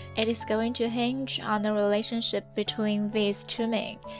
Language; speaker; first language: English; non-native, fluent; Chinese